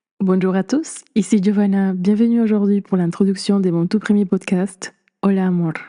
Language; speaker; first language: French; non-native, fluent; Spanish